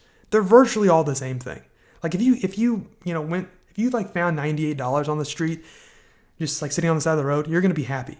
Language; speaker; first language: English; native; English